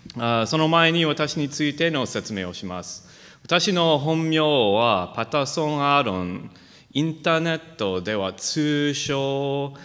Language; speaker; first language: Japanese; non-native, fluent; English